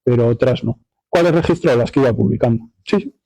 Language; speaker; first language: Spanish; non-native, local second language; Galician